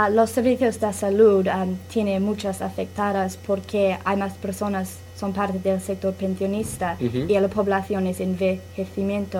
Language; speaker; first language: Spanish; non-native, learner; English